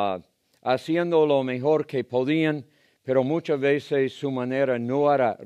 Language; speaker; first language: Spanish; non-native, fluent; English